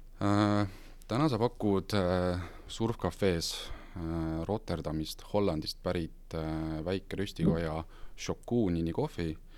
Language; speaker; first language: Estonian; native; Estonian